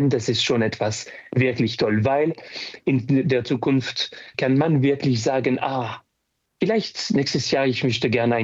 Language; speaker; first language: German; non-native, fluent; French